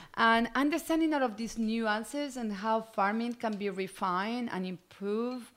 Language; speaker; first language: English; non-native, fluent; Spanish